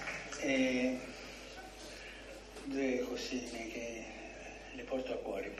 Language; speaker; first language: Italian; non-native, fluent; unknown